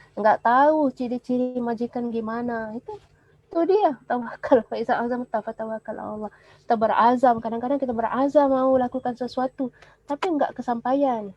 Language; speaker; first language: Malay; native; Malay